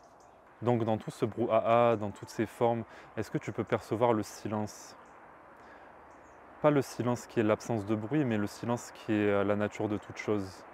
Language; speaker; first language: French; native; French